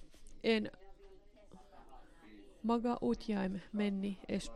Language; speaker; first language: Hungarian; non-native, learner; Finnish